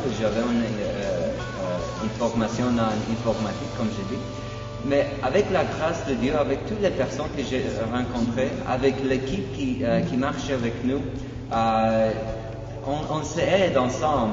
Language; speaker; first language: French; non-native, fluent; Polish